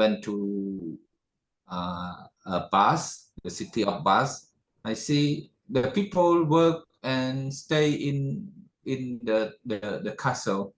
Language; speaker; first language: English; non-native, learner; Khmer